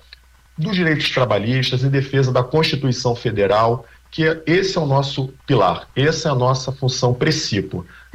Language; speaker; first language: Portuguese; native; Portuguese